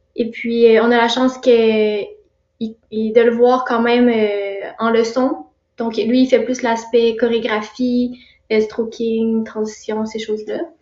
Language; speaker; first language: French; native; French